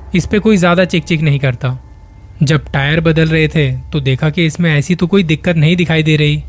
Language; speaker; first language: Hindi; native; Hindi